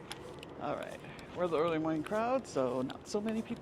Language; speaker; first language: English; native; English